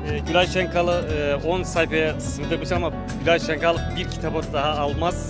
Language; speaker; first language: Turkish; native; Turkish